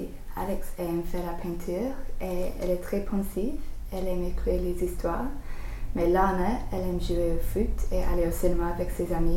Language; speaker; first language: French; non-native, learner; English